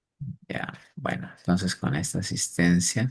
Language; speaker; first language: Spanish; native; Spanish